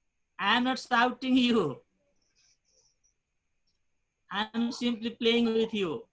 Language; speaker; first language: English; non-native, fluent; Nepali